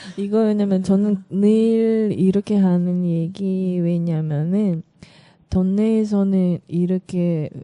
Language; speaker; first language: Korean; non-native, learner; Russian